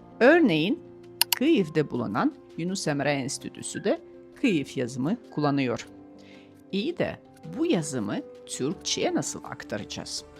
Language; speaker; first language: Turkish; non-native, fluent; Ukrainian